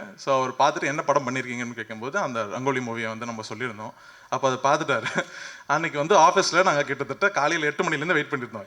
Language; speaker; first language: Tamil; native; Tamil